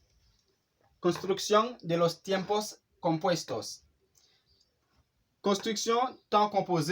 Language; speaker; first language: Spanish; non-native, fluent; Haitian Creole